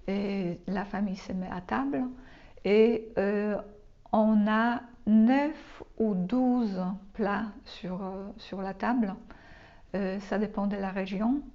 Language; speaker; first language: French; non-native, fluent; Polish